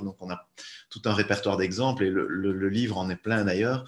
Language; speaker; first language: French; native; French